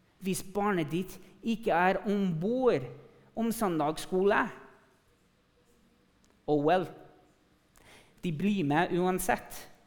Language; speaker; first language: Norwegian; non-native, fluent; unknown